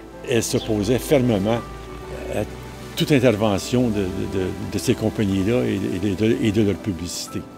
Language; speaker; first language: French; native; French